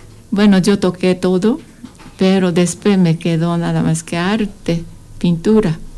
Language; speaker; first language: Spanish; non-native, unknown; Japanese